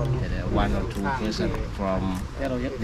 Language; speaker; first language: English; non-native, learner; Thai